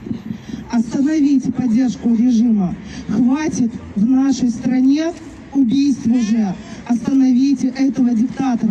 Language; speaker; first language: Russian; native; Russian